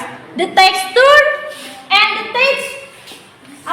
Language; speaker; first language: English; non-native, learner; Indonesian